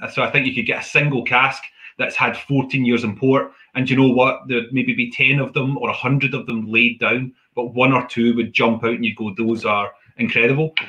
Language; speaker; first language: English; native; English